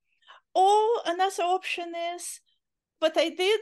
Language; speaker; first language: English; non-native, fluent; Uzbek